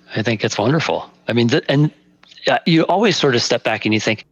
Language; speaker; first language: English; native; English